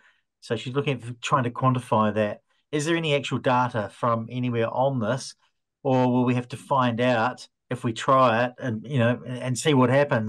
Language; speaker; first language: English; native; English